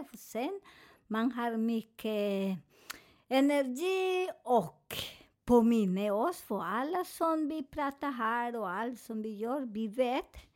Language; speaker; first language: Swedish; non-native, fluent; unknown